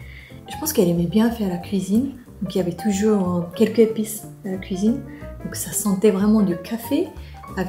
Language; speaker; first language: French; non-native, learner; Japanese